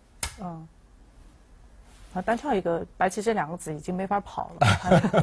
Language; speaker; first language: Chinese; native; Chinese